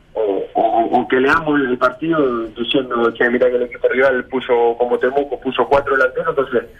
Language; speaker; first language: Spanish; native; Spanish